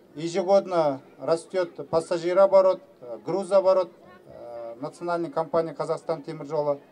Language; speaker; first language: Russian; non-native, local second language; Kazakh